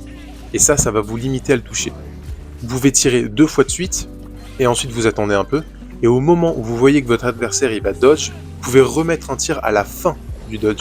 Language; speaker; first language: French; native; French